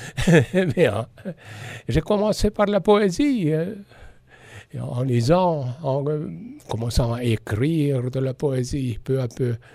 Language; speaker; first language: French; non-native, fluent; Estonian